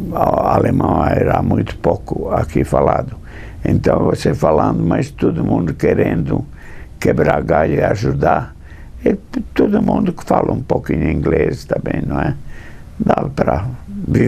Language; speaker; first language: Portuguese; non-native, fluent; English